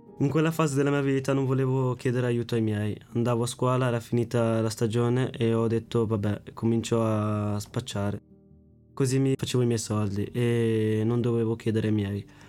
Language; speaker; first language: Italian; early bilingual, other home language; Arabic